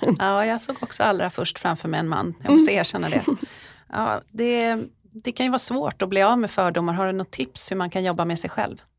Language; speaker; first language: Swedish; native; Swedish